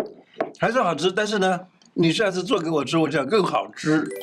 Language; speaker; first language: Chinese; native; Chinese